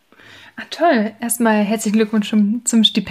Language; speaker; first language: German; native; German